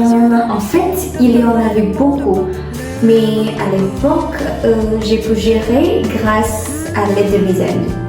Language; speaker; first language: French; non-native, learner; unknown